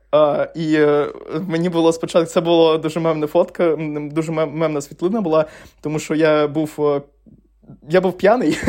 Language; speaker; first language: Ukrainian; non-native, local second language; Russian